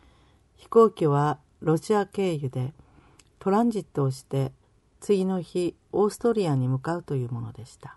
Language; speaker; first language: Japanese; native; Japanese